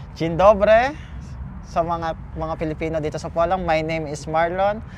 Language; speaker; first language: Filipino; native; Filipino